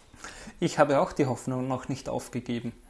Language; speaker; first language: German; native; German